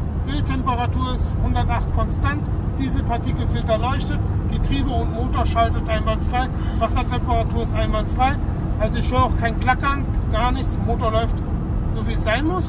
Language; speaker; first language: German; native; German